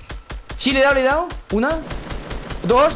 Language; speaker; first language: Spanish; native; Spanish